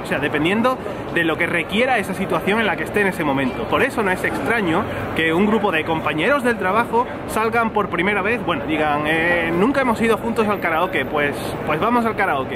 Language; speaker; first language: Spanish; native; Spanish